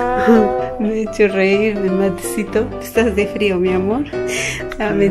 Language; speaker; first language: Spanish; native; Spanish